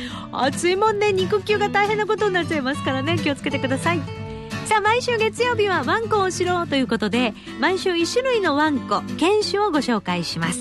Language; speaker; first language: Japanese; native; Japanese